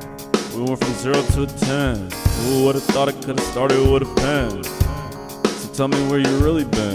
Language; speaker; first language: English; native; English